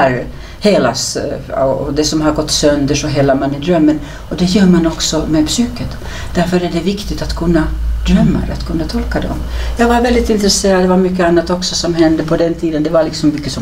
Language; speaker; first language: Swedish; native; Swedish